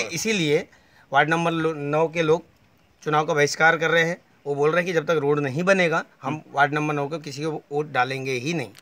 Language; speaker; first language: Hindi; native; Hindi